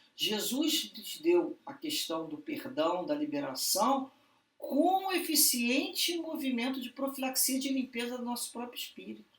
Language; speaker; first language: Portuguese; native; Portuguese